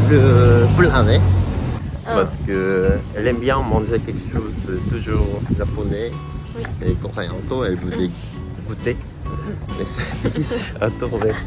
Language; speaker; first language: French; non-native, learner; Korean